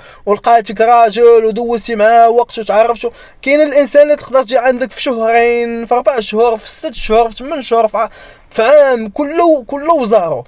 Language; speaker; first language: Arabic; native; Arabic